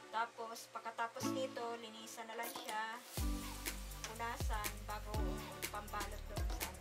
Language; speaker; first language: Filipino; non-native, local second language; Waray